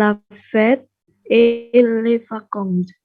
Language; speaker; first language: French; non-native, learner; Indonesian